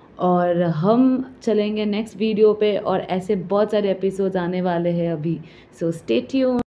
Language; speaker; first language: Hindi; non-native, local second language; Bangla